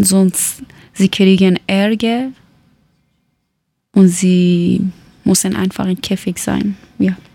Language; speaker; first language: German; non-native, learner; Persian